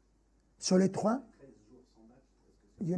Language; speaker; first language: French; non-native, fluent; Spanish